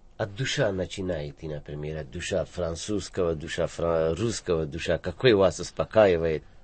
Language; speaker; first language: Russian; non-native, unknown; Persian